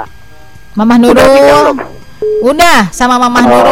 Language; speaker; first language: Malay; non-native, local second language; Sundanese